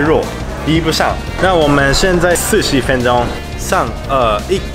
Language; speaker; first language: Chinese; non-native, learner; Japanese